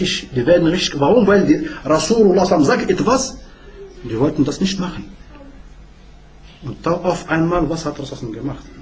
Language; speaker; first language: German; non-native, learner; Arabic